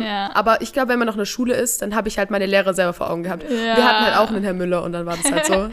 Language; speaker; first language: German; native; German